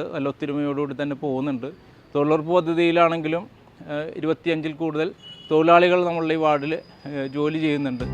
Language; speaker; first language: Malayalam; native; Malayalam